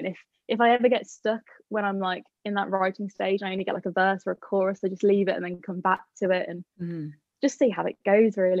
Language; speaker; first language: English; native; English